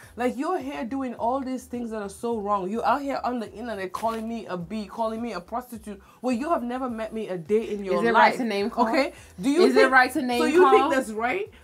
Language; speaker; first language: English; non-native, local second language; Wolof